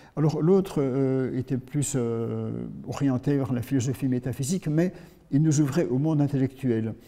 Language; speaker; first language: French; native; French